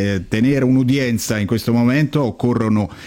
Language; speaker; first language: Italian; native; Italian